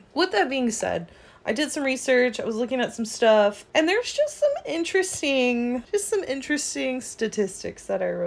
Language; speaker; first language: English; native; English